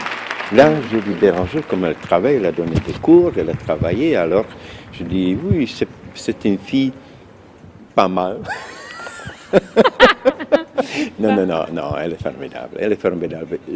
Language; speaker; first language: French; non-native, fluent; Czech